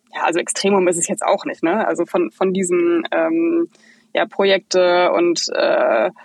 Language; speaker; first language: German; native; German